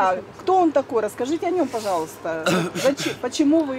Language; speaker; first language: Russian; native; Russian